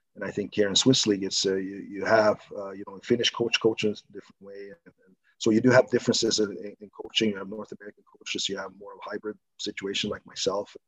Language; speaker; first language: English; non-native, fluent; Swedish